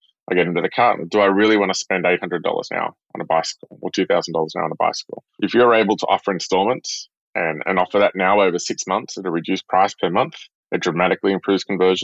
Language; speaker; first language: English; native; English